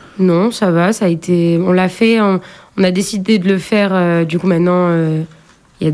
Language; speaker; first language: French; native; French